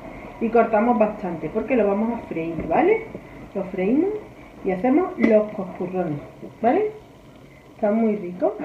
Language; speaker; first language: Spanish; native; Spanish